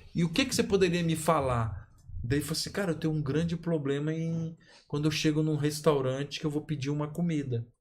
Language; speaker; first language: Portuguese; native; Portuguese